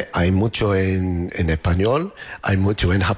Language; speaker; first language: Spanish; non-native, learner; English